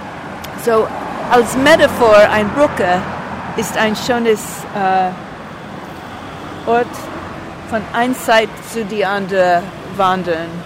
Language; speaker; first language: German; non-native, learner; English